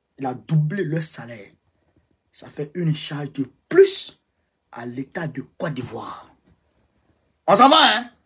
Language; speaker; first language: French; non-native, local second language; Bambara